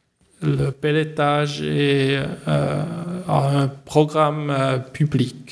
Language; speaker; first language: French; non-native, learner; German